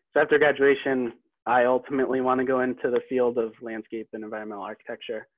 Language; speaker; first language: English; native; English